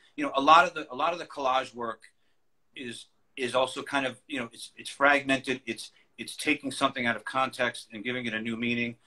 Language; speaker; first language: English; native; English